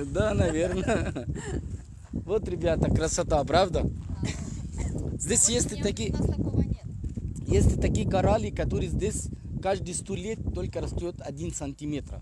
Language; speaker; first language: Russian; non-native, learner; Arabic